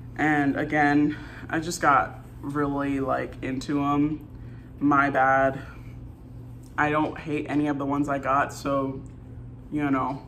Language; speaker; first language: English; native; English